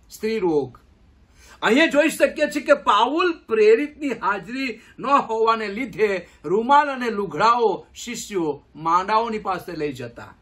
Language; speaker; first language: Gujarati; non-native, local second language; Gamit